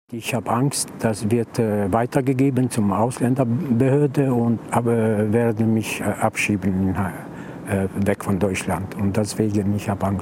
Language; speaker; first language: German; non-native, learner; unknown